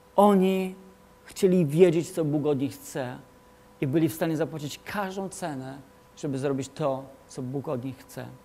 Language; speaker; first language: Polish; early bilingual, heritage; Polish